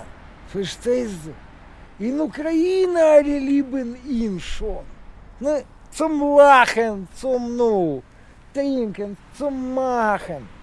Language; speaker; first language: German; non-native, learner; Russian